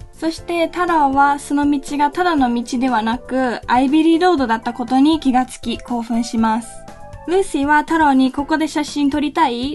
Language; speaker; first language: Japanese; native; Japanese